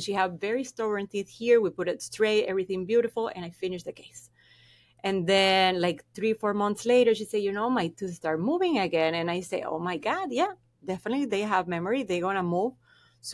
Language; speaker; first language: English; non-native, fluent; Spanish